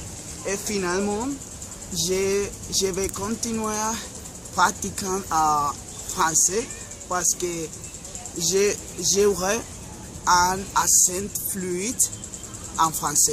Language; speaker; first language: French; non-native, learner; Spanish